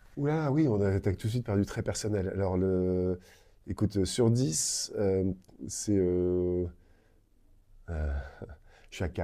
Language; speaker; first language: French; native; French